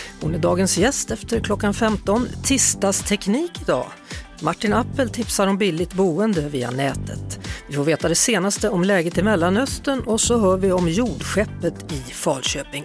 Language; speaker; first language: Swedish; native; Swedish